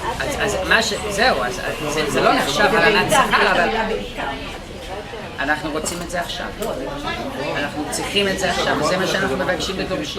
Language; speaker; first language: Hebrew; non-native, fluent; English